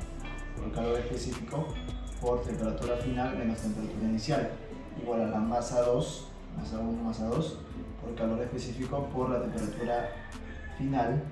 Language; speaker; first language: Spanish; native; Spanish